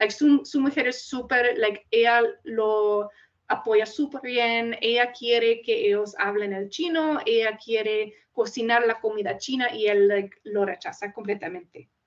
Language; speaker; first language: Spanish; non-native, fluent; English